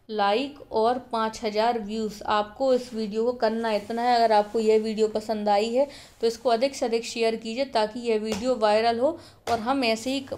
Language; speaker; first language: Hindi; native; Hindi